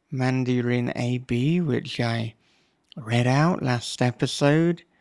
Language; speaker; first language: English; native; English